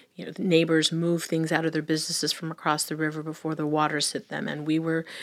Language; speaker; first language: English; early bilingual, other home language; Filipino